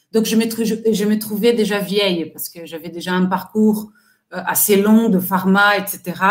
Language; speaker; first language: French; non-native, fluent; Portuguese